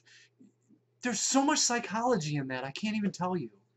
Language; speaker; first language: English; native; English